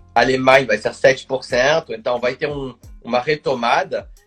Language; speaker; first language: Portuguese; non-native, fluent; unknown